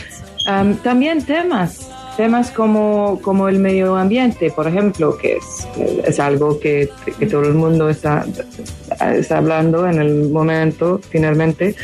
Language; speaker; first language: Spanish; non-native, fluent; English